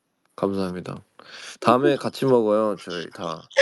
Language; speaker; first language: Korean; early bilingual, heritage; Korean